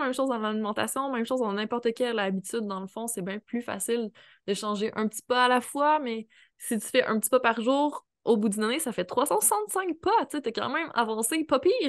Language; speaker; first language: French; native; French